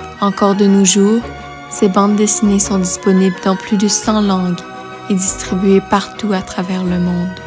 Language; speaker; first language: French; native; French